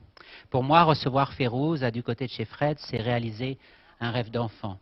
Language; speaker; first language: French; native; French